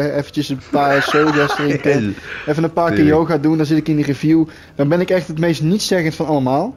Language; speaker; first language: Dutch; native; Dutch